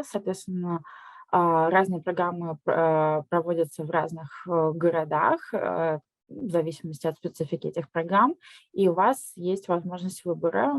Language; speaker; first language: Russian; native; Russian